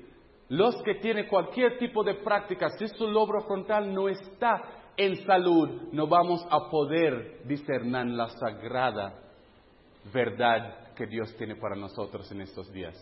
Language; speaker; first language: Spanish; non-native, fluent; English